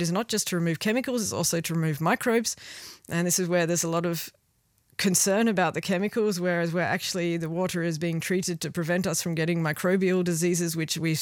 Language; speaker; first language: English; native; English